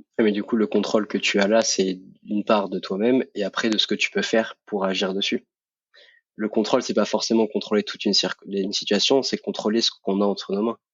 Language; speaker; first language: French; native; French